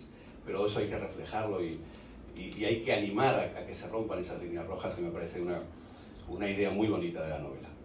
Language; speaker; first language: Spanish; native; Spanish